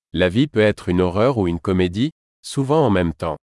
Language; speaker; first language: French; native; French